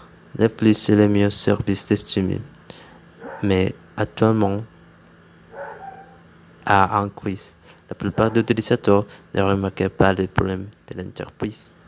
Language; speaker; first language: French; non-native, learner; Spanish